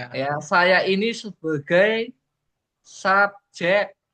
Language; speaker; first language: Indonesian; native; Indonesian